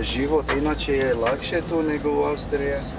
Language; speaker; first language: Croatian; non-native, learner; Arabic